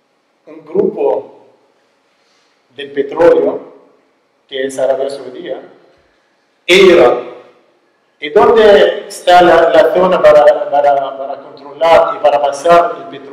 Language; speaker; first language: Spanish; non-native, learner; Arabic